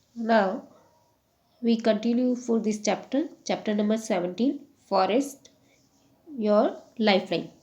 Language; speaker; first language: English; non-native, local second language; Hindi